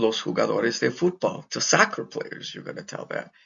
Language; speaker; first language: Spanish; non-native, fluent; English